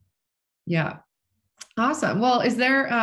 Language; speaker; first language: English; native; English